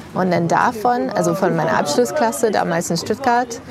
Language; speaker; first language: German; non-native, fluent; English